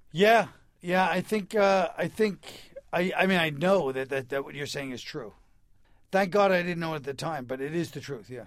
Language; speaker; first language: English; native; English